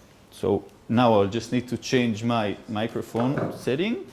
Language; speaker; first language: English; non-native, fluent; Hebrew